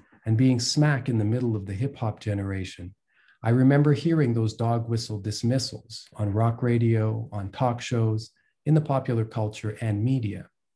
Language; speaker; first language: English; native; English